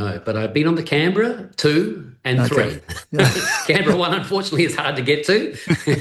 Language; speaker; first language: English; native; English